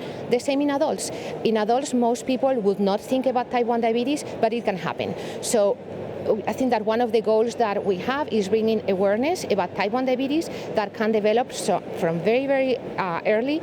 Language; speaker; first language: English; non-native, fluent; Spanish